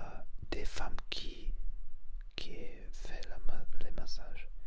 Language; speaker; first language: French; non-native, learner; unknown